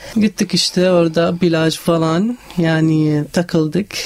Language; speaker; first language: Turkish; non-native, learner; Arabic